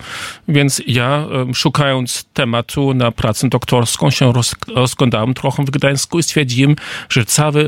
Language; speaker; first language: Polish; non-native, fluent; German